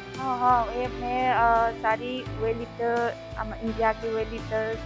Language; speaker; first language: Hindi; non-native, local second language; Manipuri